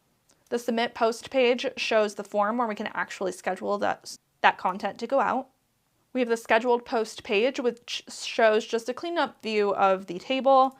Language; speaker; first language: English; native; English